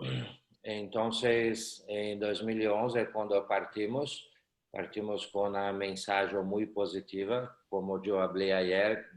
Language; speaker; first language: Portuguese; non-native, learner; Spanish